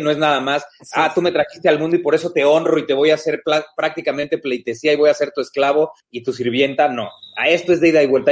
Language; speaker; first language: Spanish; native; Spanish